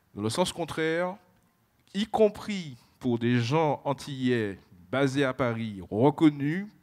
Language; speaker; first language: French; native; French